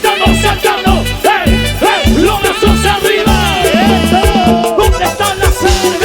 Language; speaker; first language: Spanish; native; Spanish